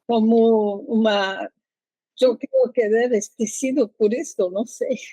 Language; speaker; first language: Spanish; non-native, learner; Portuguese